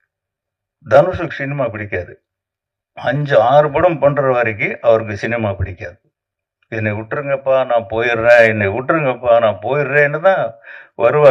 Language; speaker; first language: Tamil; native; Tamil